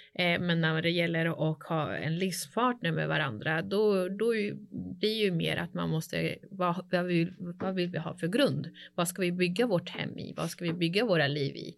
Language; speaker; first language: Swedish; early bilingual, other home language; Spanish